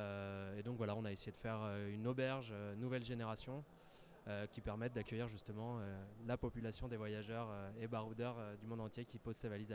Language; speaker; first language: French; native; French